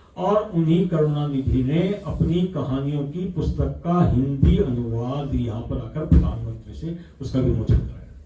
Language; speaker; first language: Hindi; native; Hindi